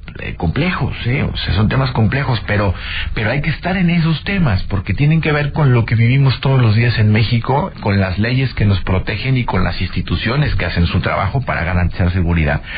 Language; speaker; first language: Spanish; native; Spanish